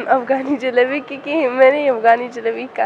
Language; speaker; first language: Hindi; non-native, learner; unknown